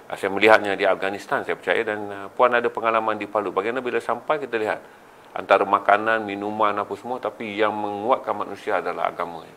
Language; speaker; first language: Malay; native; Malay